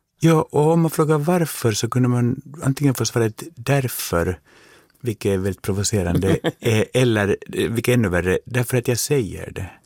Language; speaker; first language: Swedish; native; Swedish